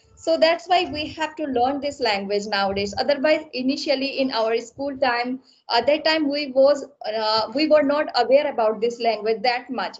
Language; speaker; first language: English; non-native, local second language; Assamese